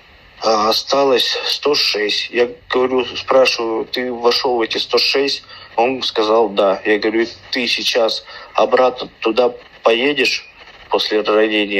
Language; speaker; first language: Russian; native; Russian